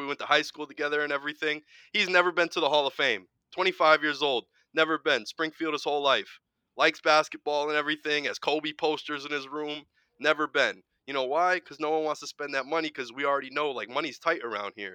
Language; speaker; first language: English; native; English